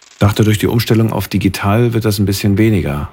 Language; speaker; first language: German; native; German